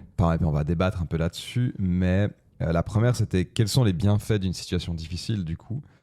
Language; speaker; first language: French; native; French